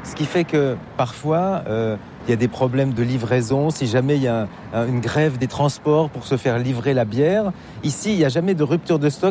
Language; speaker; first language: French; native; French